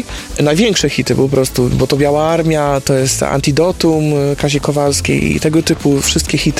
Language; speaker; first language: Polish; native; Polish